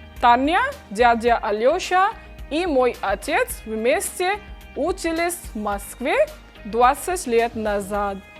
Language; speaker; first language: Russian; non-native, fluent; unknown